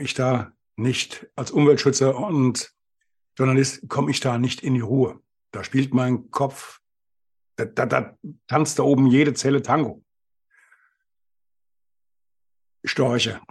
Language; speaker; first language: German; native; German